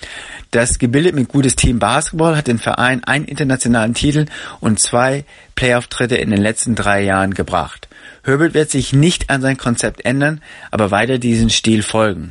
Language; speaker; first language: German; native; German